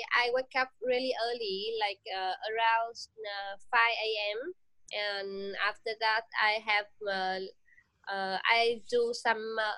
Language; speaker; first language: English; non-native, learner; Vietnamese